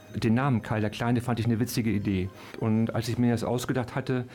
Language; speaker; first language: German; native; German